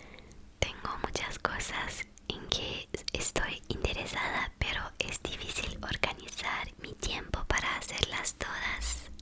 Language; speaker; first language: Spanish; non-native, fluent; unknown